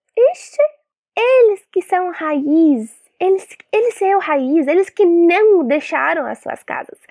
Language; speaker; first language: Portuguese; non-native, fluent; Arabic